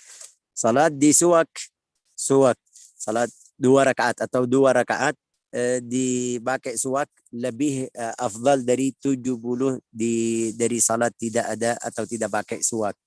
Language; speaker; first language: Indonesian; non-native, learner; Arabic